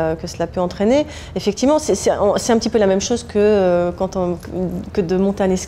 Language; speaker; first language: French; native; French